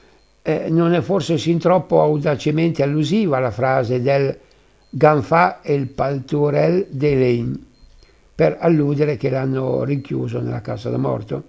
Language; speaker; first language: Italian; native; Italian